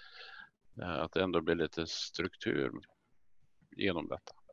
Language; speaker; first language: Swedish; native; Swedish